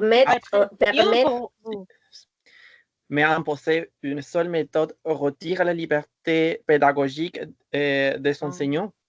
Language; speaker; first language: French; non-native, fluent; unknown